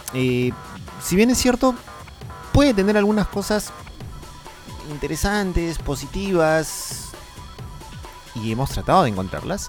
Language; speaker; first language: Spanish; native; Spanish